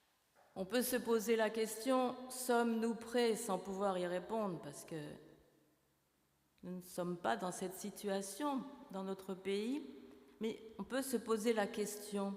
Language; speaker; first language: French; native; French